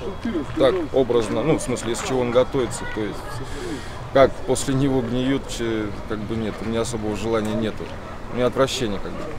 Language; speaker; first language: Russian; native; Russian